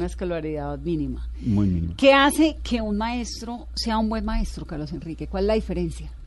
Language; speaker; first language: Spanish; native; Spanish